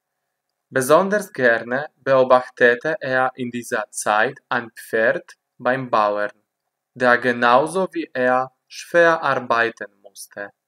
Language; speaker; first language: German; non-native, fluent; Polish